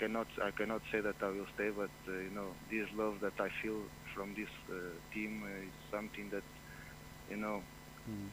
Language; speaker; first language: English; non-native, fluent; Portuguese